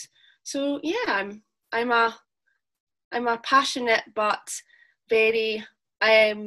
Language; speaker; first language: English; native; English